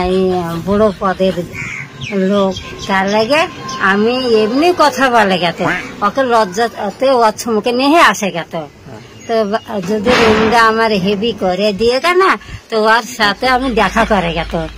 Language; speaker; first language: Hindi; non-native, local second language; Bangla